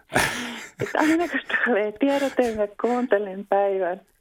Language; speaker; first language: Finnish; native; Finnish